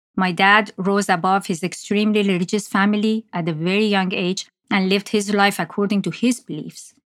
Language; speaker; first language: English; non-native, fluent; Persian